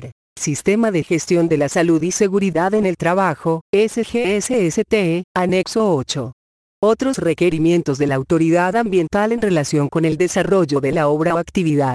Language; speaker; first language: Spanish; native; Spanish